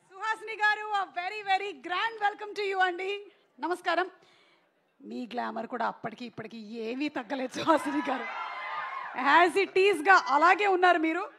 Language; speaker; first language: Telugu; native; Telugu